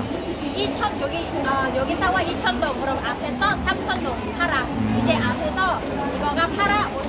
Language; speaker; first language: Korean; non-native, learner; Vietnamese